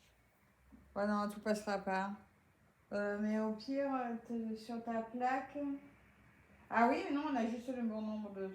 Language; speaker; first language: French; native; French